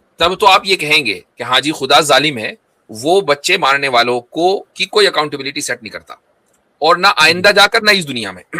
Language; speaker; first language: Urdu; native; Urdu